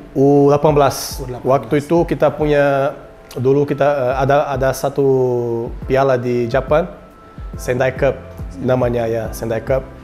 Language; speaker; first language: Indonesian; non-native, learner; Portuguese